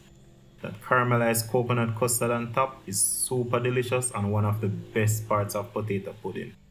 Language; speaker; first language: English; native; English